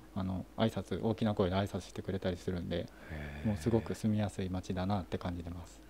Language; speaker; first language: Japanese; native; Japanese